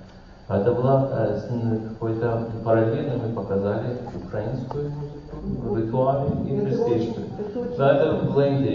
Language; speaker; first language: Russian; non-native, learner; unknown